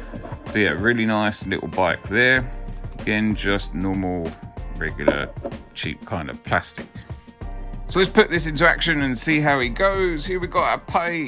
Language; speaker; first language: English; native; English